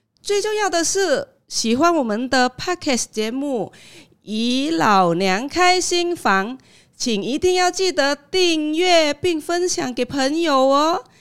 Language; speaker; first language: Chinese; non-native, fluent; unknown